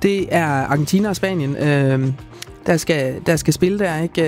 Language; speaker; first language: Danish; native; Danish